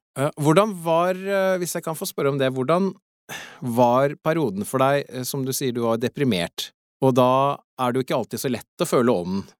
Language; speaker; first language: Norwegian; native; Norwegian